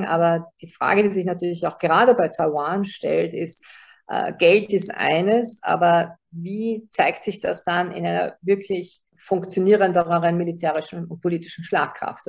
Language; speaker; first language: German; native; German